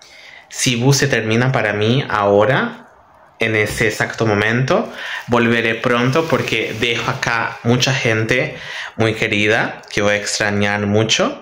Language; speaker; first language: Spanish; non-native, fluent; Portuguese